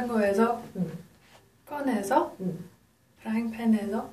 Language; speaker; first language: Korean; non-native, learner; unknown